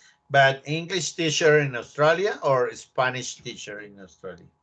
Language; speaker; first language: English; non-native, learner; Spanish